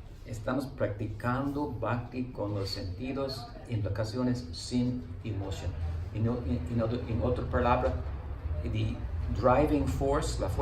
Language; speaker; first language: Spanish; non-native, learner; English